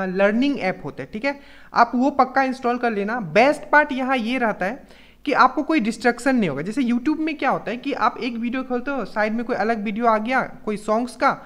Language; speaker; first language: Hindi; native; Hindi